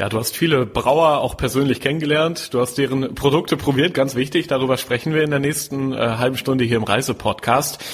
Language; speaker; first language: German; native; German